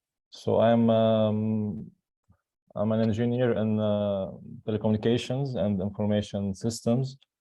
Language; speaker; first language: English; non-native, fluent; Arabic